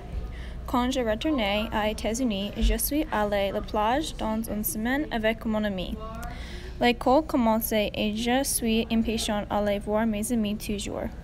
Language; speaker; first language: French; non-native, learner; English